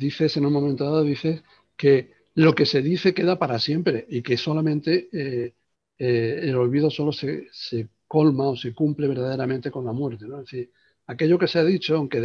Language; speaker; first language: Spanish; native; Spanish